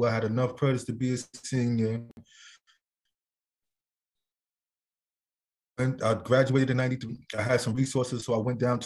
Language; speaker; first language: English; native; English